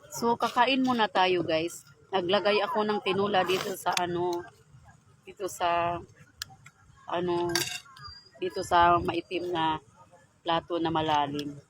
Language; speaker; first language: Filipino; non-native, local second language; Cebuano